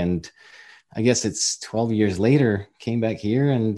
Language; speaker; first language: English; non-native, fluent; Ukrainian